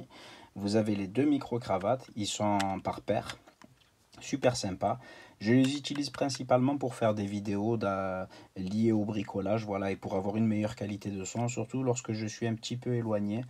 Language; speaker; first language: French; native; French